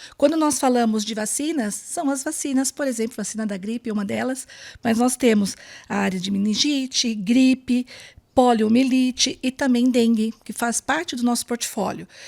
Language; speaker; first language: Portuguese; native; Portuguese